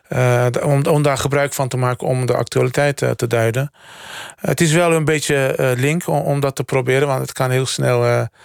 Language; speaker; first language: Dutch; early bilingual, other home language; Turkish